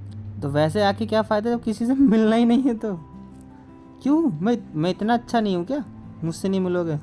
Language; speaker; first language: Hindi; native; Hindi